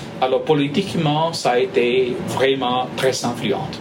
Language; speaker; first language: French; non-native, fluent; Spanish